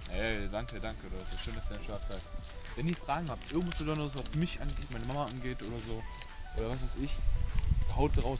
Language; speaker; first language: German; native; German